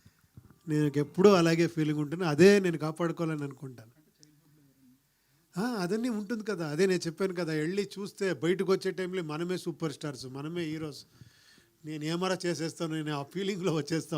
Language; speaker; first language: Telugu; non-native, fluent; Kannada